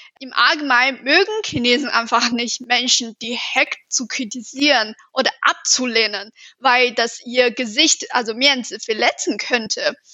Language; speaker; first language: German; non-native, fluent; Chinese